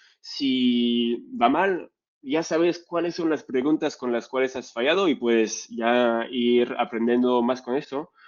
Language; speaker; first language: Spanish; non-native, fluent; French